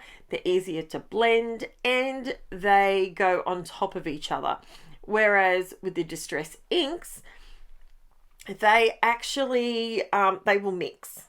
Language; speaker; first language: English; native; English